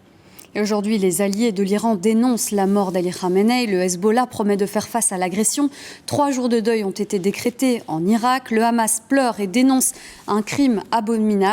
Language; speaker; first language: French; native; French